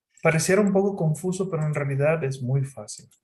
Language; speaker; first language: Spanish; non-native, fluent; English